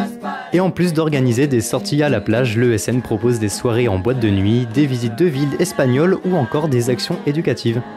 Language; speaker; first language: French; native; French